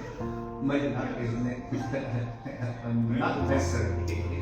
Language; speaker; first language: English; non-native, learner; Chinese